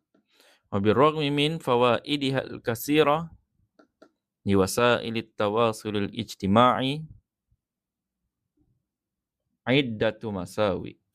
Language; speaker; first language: Arabic; non-native, fluent; Malay